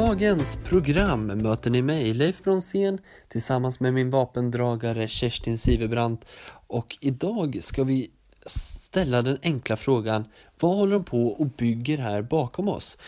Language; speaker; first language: Swedish; native; Swedish